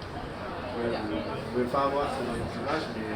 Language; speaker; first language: French; non-native, fluent; English